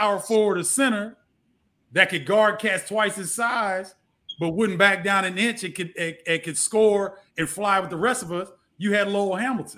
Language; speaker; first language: English; native; English